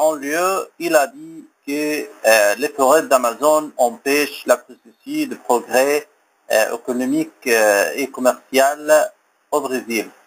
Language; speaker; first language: French; non-native, learner; Arabic